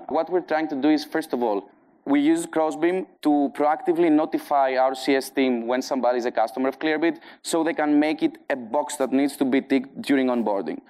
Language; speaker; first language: English; non-native, fluent; Greek